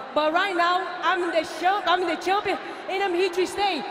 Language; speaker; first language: English; non-native, learner; Portuguese